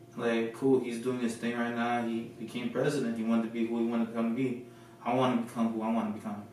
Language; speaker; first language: English; early bilingual, other home language; Filipino